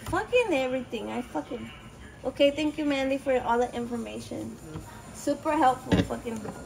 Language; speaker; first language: English; early bilingual, other home language; Spanish